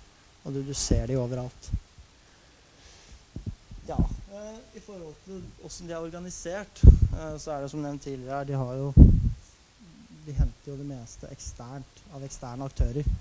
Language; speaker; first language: Norwegian; native; Norwegian